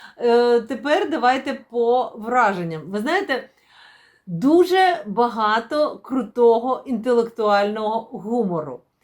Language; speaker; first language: Ukrainian; non-native, local second language; Russian